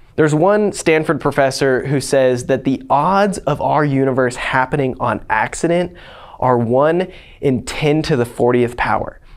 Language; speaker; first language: English; native; English